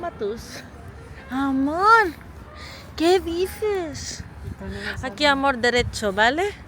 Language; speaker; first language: Spanish; non-native, fluent; Filipino